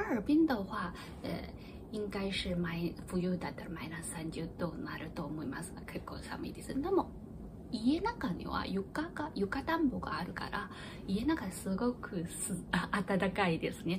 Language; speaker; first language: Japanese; non-native, fluent; Chinese